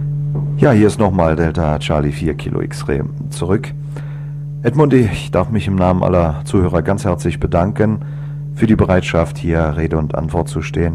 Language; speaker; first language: German; native; German